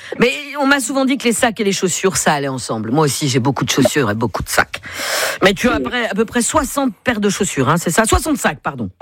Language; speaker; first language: French; native; French